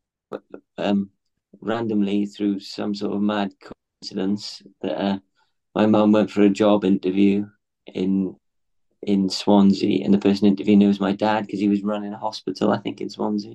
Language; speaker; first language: English; native; English